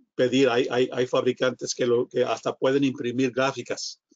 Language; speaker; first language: Spanish; non-native, fluent; English